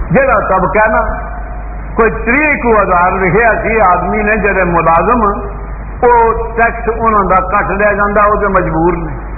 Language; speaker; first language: Urdu; non-native, local second language; Punjabi